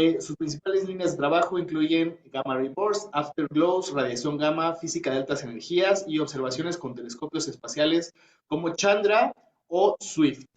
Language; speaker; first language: Spanish; native; Spanish